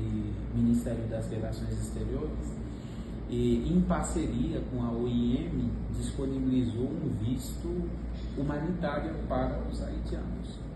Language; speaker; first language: Portuguese; non-native, fluent; Haitian Creole